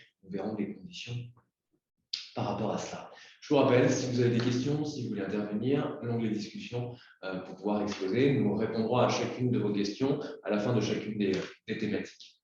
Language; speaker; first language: French; native; French